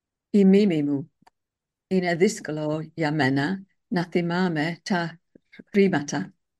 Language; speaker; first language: Greek; non-native, learner; English